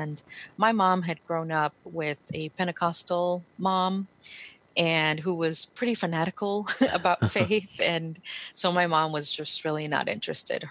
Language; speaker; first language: English; early bilingual, other home language; Spanish